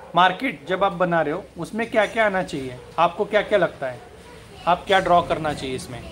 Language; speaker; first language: Hindi; non-native, local second language; Marathi